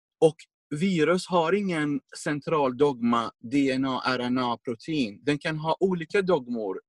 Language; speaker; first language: Swedish; non-native, fluent; Arabic